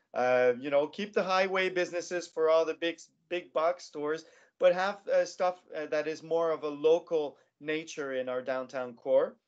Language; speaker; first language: English; non-native, local second language; French